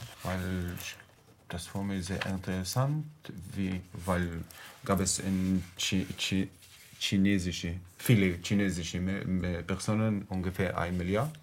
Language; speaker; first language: German; non-native, learner; Arabic